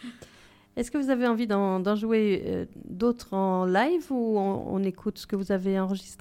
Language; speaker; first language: French; native; French